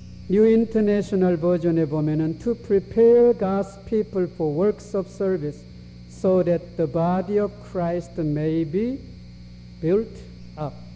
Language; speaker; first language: English; non-native, fluent; Korean